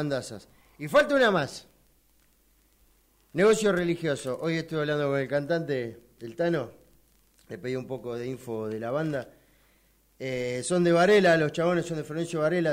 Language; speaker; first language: Spanish; native; Spanish